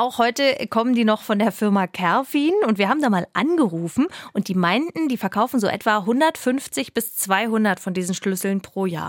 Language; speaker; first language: German; native; German